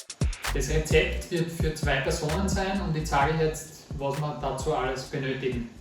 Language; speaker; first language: German; native; German